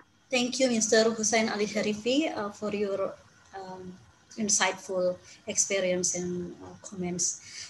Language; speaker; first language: English; non-native, fluent; Indonesian